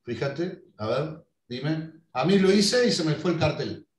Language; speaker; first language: Spanish; native; Spanish